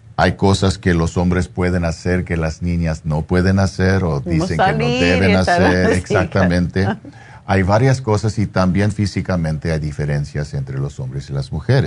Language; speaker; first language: Spanish; non-native, fluent; English